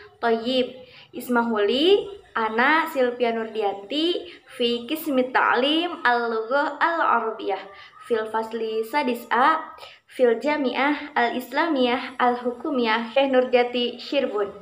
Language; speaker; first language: Arabic; non-native, learner; Indonesian